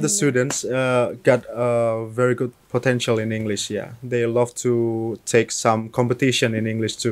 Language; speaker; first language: English; non-native, fluent; Indonesian